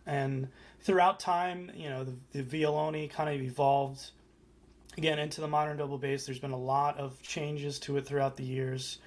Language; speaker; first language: English; native; English